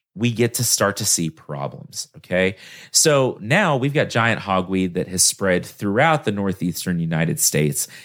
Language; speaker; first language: English; native; English